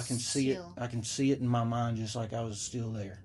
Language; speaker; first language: English; native; English